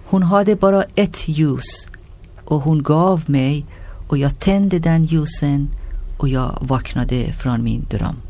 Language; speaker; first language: Swedish; non-native, learner; Persian